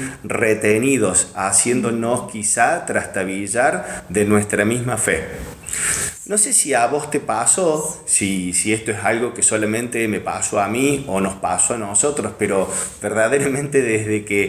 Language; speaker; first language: Spanish; native; Spanish